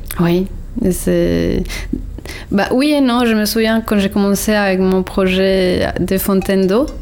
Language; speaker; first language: French; non-native, fluent; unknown